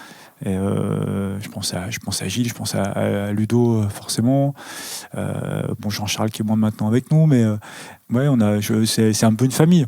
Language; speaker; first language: French; native; French